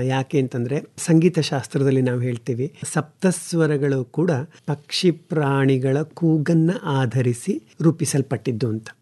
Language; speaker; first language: Kannada; native; Kannada